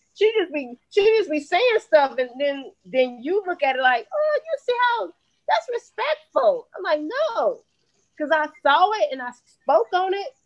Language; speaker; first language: English; native; English